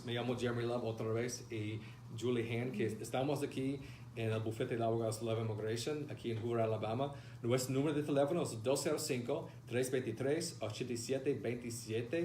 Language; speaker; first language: Spanish; non-native, fluent; English